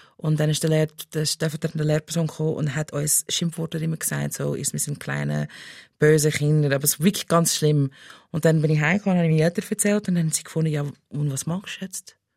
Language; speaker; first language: German; non-native, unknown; English